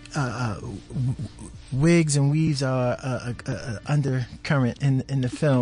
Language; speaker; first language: English; native; English